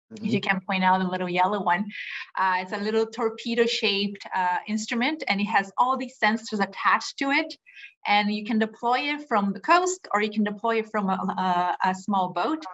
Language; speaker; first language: English; non-native, fluent; Portuguese